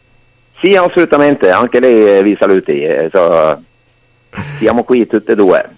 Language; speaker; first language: Italian; non-native, fluent; Norwegian